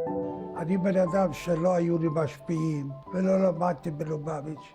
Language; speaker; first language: Hebrew; non-native, fluent; English